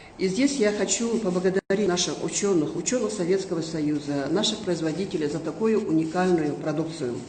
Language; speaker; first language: Russian; non-native, local second language; Kazakh